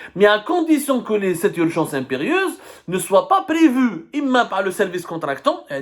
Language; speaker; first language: French; non-native, local second language; Arabic